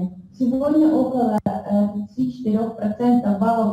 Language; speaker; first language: Russian; native; Russian